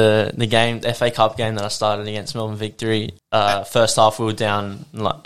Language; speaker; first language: English; native; English